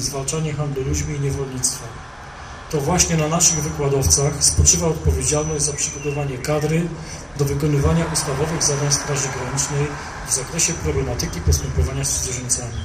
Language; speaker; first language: Polish; native; Polish